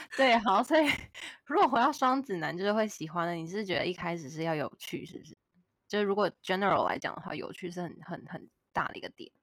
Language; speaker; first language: Chinese; native; Chinese